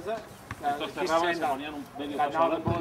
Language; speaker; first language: Spanish; native; Spanish